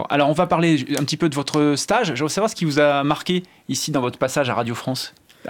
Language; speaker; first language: French; native; French